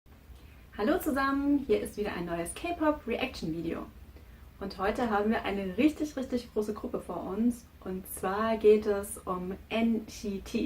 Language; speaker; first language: German; native; German